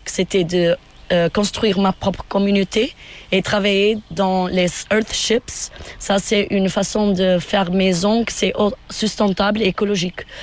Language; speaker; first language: French; non-native, fluent; Portuguese